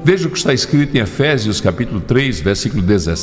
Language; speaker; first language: Portuguese; native; Portuguese